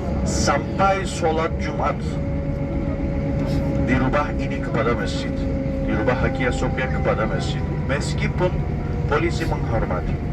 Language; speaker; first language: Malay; non-native, fluent; Turkish